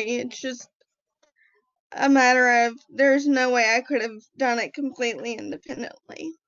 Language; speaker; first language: English; native; English